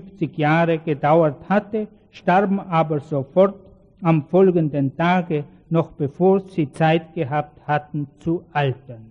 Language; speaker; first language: German; native; German